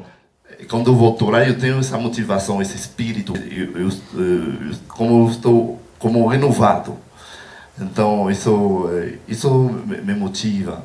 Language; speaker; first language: Portuguese; non-native, learner; Haitian Creole